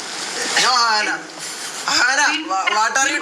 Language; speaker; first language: English; non-native, local second language; Malayalam